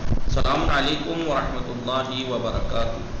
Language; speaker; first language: Urdu; native; Urdu